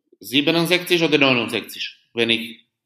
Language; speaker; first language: German; non-native, learner; Slovak